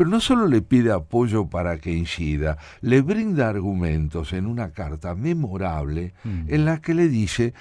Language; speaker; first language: Spanish; native; Spanish